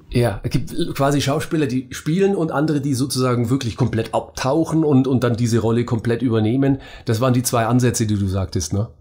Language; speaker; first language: German; native; German